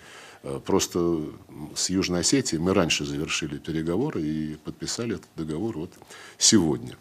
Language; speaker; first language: Russian; native; Russian